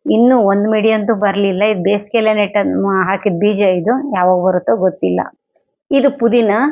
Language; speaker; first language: Kannada; non-native, local second language; Telugu